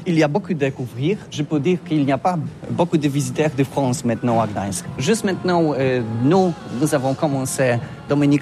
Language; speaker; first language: French; non-native, learner; Polish